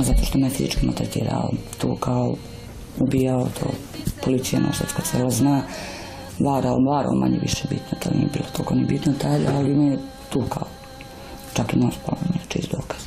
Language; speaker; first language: Bosnian; native; Bosnian